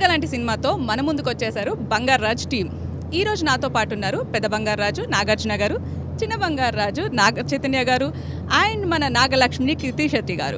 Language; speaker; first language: Telugu; native; Telugu